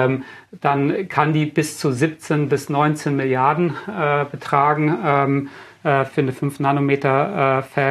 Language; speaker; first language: German; native; German